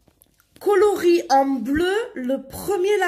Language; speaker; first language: French; native; French